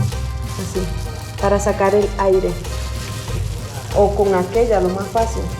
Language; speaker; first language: Spanish; native; Spanish